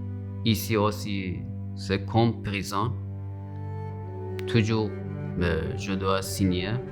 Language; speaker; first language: French; non-native, learner; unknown